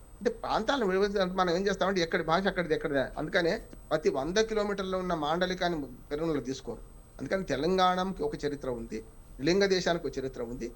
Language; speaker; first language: Telugu; native; Telugu